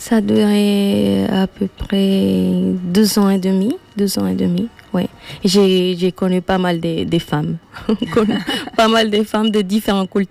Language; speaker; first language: French; non-native, fluent; Spanish